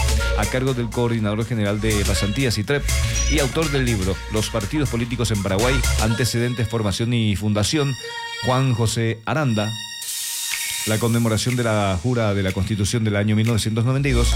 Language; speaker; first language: Spanish; native; Spanish